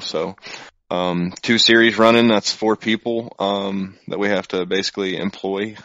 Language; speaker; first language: English; native; English